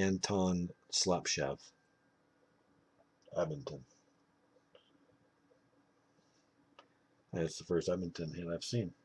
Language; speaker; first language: English; native; English